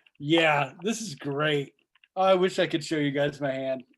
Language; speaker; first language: English; native; English